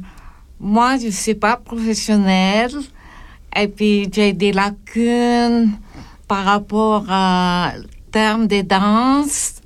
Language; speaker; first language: French; non-native, learner; Filipino